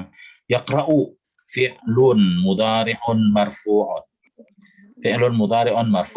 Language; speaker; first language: Arabic; non-native, fluent; Indonesian